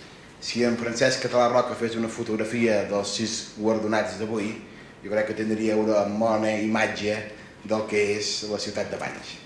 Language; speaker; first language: Catalan; native; Catalan